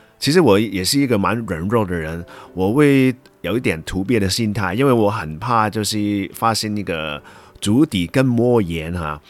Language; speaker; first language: Chinese; non-native, local second language; Cantonese